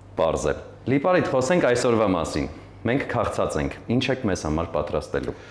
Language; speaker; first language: Armenian; native; Armenian